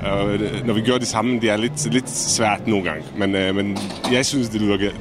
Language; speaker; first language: Danish; non-native, fluent; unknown